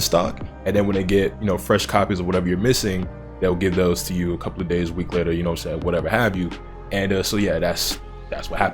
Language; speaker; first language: English; native; English